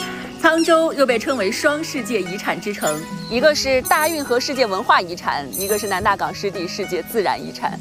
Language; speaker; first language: Chinese; native; Chinese